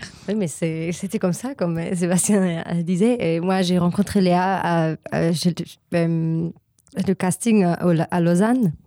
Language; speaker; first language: French; non-native, learner; German